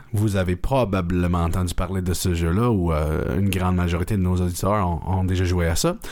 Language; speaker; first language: French; native; French